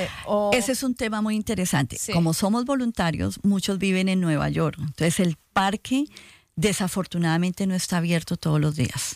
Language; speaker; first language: Spanish; native; Spanish